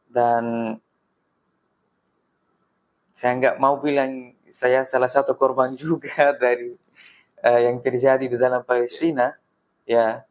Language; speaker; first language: Indonesian; non-native, fluent; Arabic